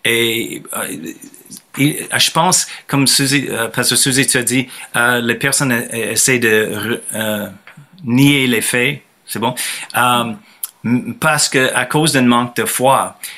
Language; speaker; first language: French; non-native, fluent; English